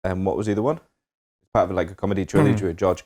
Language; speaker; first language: English; native; English